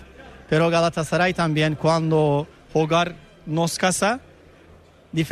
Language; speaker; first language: Spanish; non-native, learner; Turkish